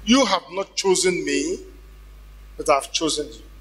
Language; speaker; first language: English; non-native, local second language; Yoruba